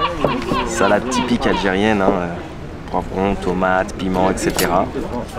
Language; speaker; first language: French; native; French